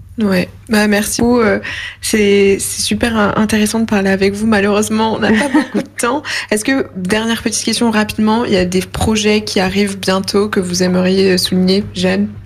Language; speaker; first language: French; native; French